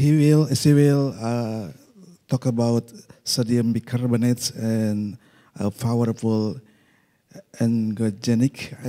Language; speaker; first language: English; non-native, local second language; Indonesian